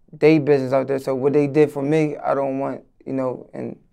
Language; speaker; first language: English; native; English